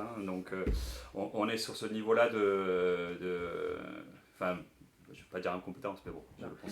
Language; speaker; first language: French; native; French